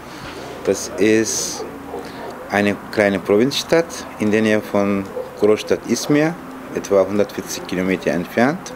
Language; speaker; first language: German; non-native, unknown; Turkish